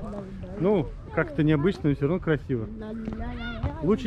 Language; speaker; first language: Russian; native; Russian